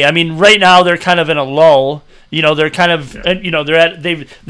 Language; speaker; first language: English; native; English